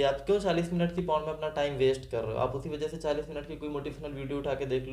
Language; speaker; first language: Hindi; native; Hindi